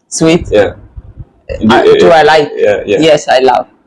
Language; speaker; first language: English; non-native, fluent; Estonian